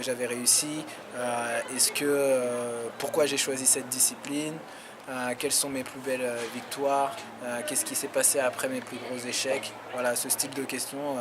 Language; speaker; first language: French; native; French